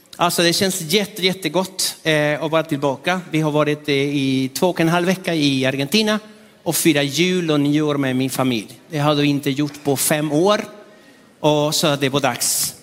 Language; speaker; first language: Swedish; non-native, fluent; Spanish